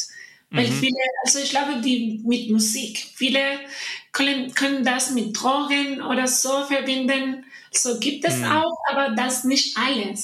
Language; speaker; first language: German; non-native, learner; Spanish